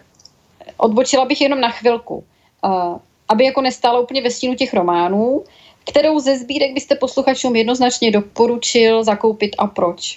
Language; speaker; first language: Czech; native; Czech